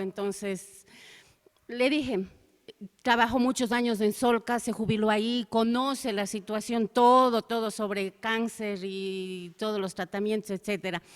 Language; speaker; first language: Spanish; native; Spanish